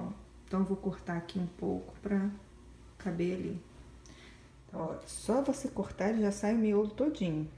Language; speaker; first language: Portuguese; native; Portuguese